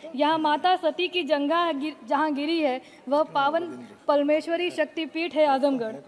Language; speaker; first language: Hindi; native; Hindi